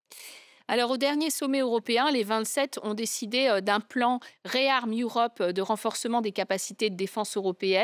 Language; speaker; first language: French; native; French